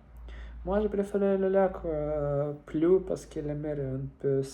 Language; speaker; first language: French; non-native, learner; Russian